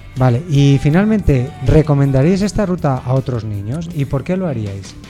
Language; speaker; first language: Spanish; native; Spanish